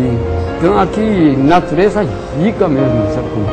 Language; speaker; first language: Portuguese; non-native, learner; Korean